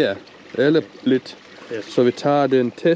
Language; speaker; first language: Danish; non-native, learner; Lithuanian